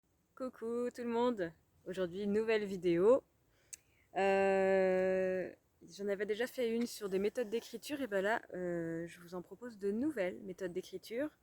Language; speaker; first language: French; native; French